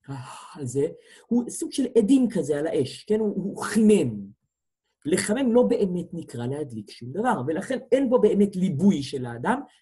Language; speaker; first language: Hebrew; native; Hebrew